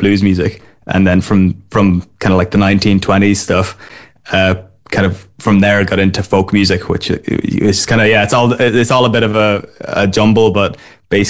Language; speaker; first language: English; native; English